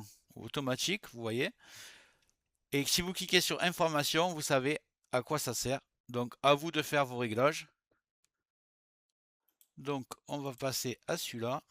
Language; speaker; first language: French; native; French